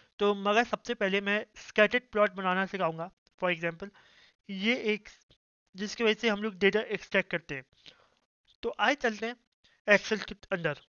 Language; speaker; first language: Hindi; native; Hindi